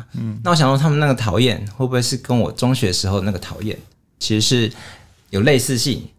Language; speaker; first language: Chinese; native; Chinese